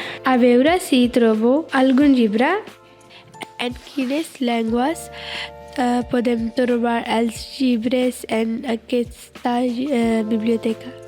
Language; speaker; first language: Catalan; non-native, learner; Urdu